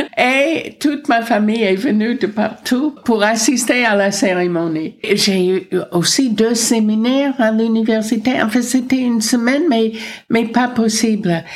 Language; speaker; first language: French; non-native, fluent; English